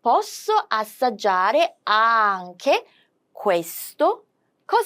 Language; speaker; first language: Italian; non-native, fluent; Korean